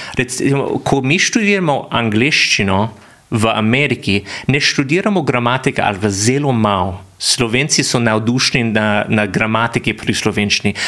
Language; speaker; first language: Slovenian; non-native, fluent; English